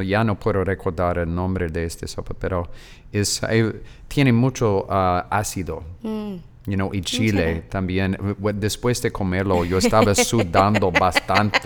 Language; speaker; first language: Spanish; non-native, fluent; English